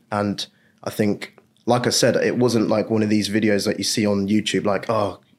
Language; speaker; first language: English; native; English